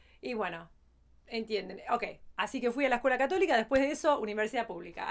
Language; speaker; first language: Spanish; early bilingual, heritage; Spanish